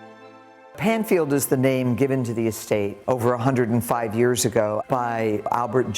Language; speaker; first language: English; native; English